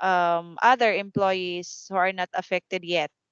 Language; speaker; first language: English; non-native, fluent; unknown